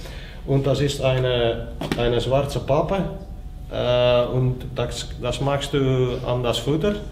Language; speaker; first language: German; non-native, learner; Dutch